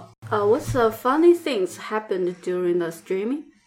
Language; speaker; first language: English; non-native, learner; Chinese